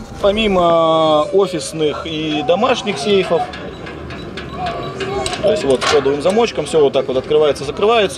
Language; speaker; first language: Russian; native; Russian